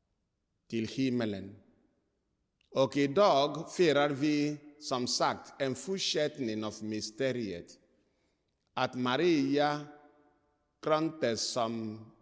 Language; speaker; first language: Swedish; non-native, fluent; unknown